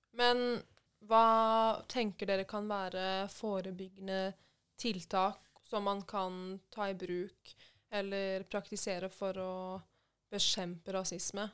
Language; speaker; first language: Norwegian; early bilingual, other home language; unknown